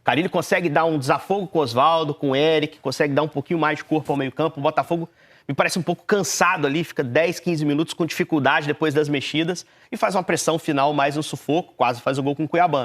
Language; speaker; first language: Portuguese; native; Portuguese